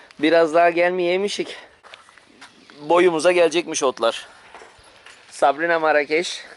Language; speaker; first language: Turkish; early bilingual, heritage; Turkish